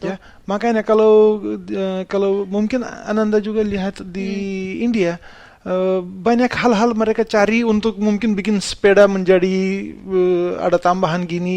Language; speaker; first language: Indonesian; non-native, fluent; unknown